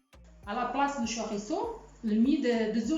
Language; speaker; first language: French; non-native, learner; Portuguese